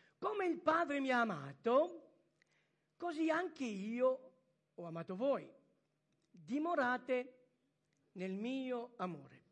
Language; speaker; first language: Italian; early bilingual, heritage; French